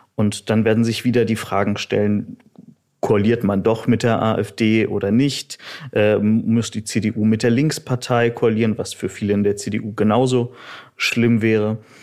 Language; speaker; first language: German; early bilingual, other home language; Russian